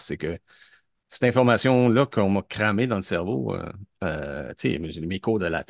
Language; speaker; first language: French; native; French